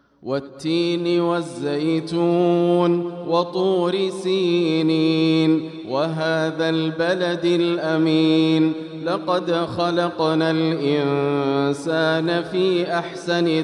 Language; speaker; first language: Arabic; native; Arabic